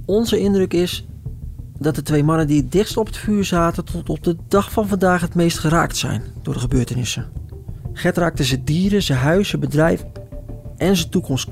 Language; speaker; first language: Dutch; native; Dutch